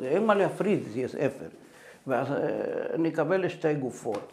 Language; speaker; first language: Hebrew; non-native, fluent; Spanish